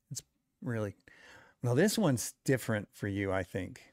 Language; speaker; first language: English; native; English